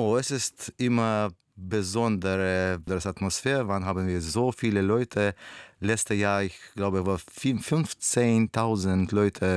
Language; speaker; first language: German; non-native, learner; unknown